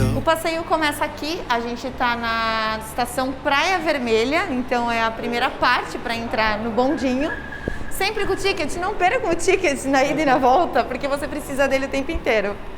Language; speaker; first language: Portuguese; native; Portuguese